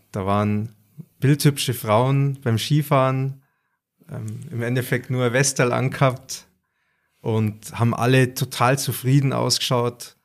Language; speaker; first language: German; native; German